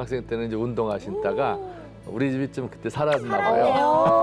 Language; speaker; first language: Korean; native; Korean